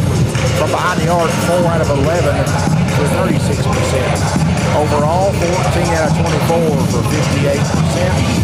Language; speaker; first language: English; native; English